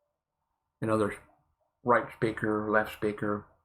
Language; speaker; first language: English; native; English